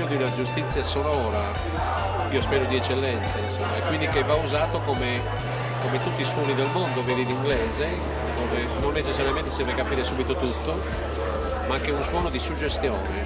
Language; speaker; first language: Italian; native; Italian